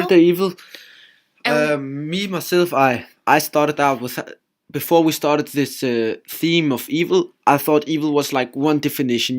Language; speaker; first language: English; non-native, fluent; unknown